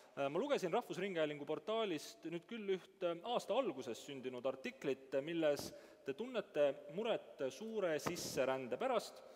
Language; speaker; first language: Estonian; native; Estonian